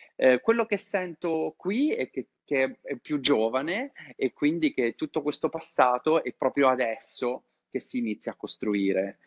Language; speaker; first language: Italian; native; Italian